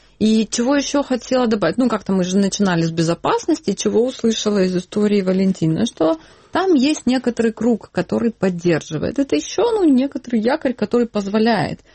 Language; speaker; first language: Russian; non-native, local second language; Ukrainian